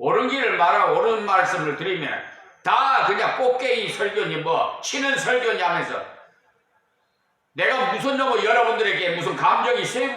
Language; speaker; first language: Korean; native; Korean